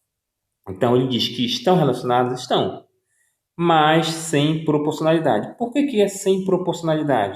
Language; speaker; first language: Portuguese; native; Portuguese